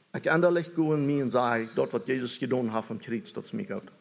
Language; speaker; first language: German; native; German